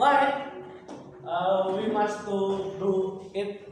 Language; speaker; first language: English; non-native, learner; Indonesian